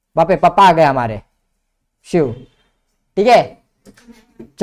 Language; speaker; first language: Hindi; non-native, local second language; Marathi